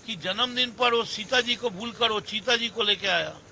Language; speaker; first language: Hindi; non-native, local second language; Bangla